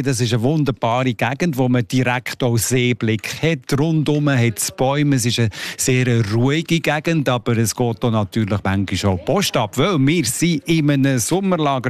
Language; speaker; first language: German; native; German